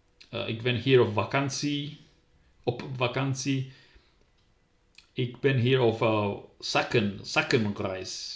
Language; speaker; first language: Dutch; non-native, learner; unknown